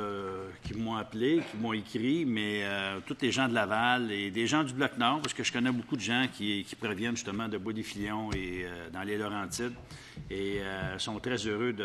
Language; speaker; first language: French; native; French